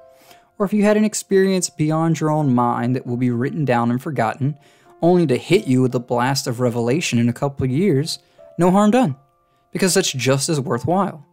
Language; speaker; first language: English; native; English